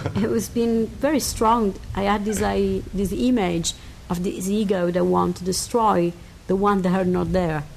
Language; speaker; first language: English; non-native, learner; Italian